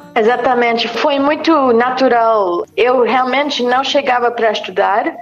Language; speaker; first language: Portuguese; non-native, fluent; English